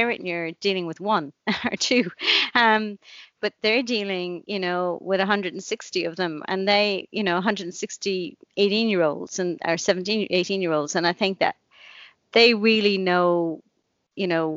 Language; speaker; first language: English; native; English